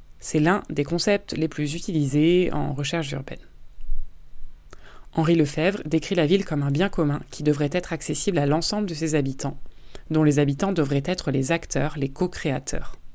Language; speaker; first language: French; native; French